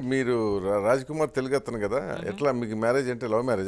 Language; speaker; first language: Telugu; native; Telugu